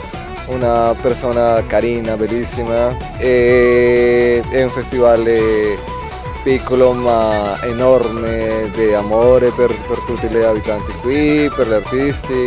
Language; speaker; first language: Italian; non-native, learner; Spanish